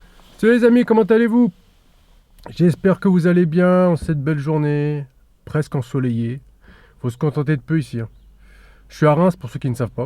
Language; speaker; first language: French; native; French